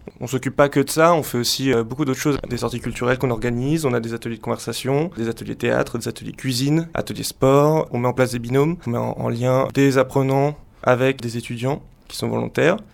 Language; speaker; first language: French; native; French